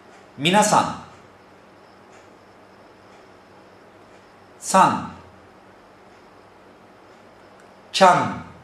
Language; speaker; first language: Japanese; non-native, fluent; Turkish